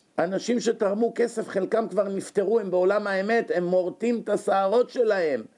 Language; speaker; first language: Hebrew; native; Hebrew